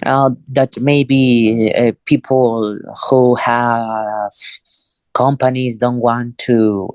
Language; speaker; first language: English; non-native, fluent; Spanish